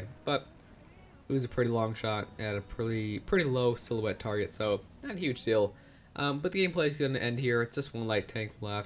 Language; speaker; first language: English; native; English